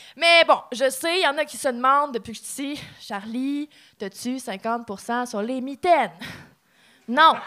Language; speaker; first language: French; native; French